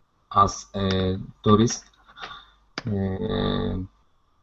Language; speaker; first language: English; non-native, learner; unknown